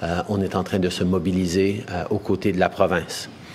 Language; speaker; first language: French; native; French